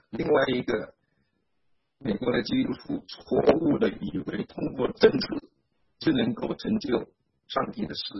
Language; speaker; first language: Chinese; native; Chinese